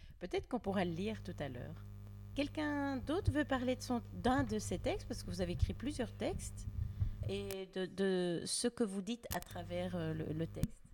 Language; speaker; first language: French; native; French